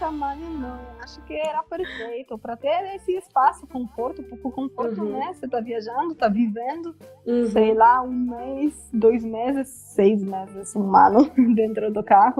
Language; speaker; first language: Portuguese; non-native, fluent; Polish